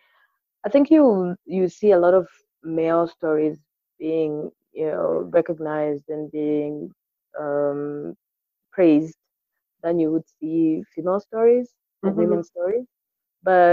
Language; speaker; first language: English; non-native, local second language; Swahili